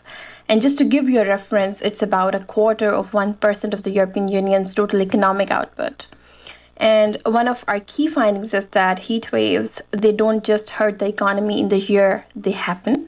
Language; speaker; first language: English; non-native, fluent; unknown